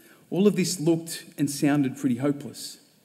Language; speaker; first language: English; native; English